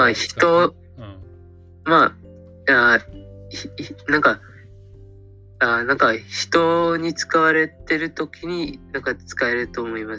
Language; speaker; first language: Japanese; non-native, fluent; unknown